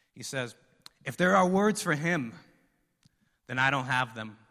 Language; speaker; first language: English; early bilingual, other home language; Spanish